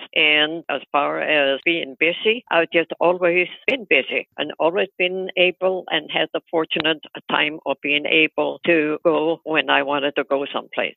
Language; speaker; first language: English; non-native, fluent; Icelandic